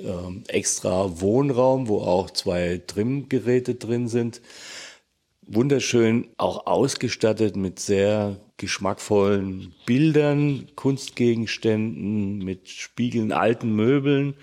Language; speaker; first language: German; native; German